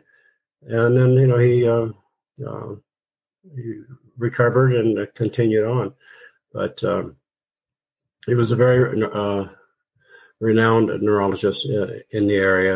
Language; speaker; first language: English; native; English